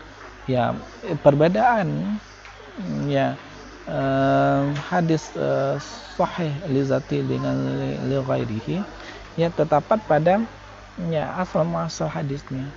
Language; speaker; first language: Indonesian; native; Indonesian